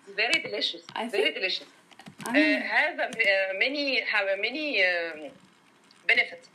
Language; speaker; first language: English; non-native, learner; Arabic